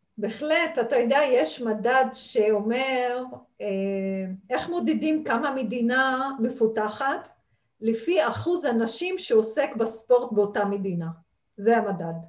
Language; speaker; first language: Hebrew; non-native, local second language; Arabic